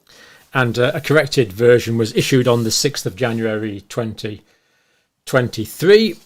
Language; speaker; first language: English; native; English